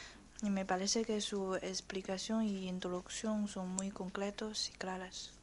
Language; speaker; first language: Spanish; non-native, fluent; Chinese